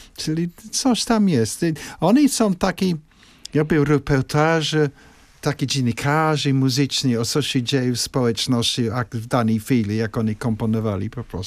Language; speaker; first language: Polish; non-native, fluent; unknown